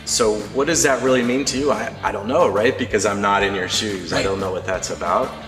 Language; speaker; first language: English; native; English